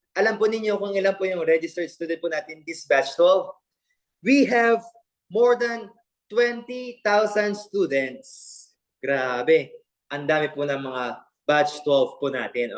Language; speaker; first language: Filipino; native; Filipino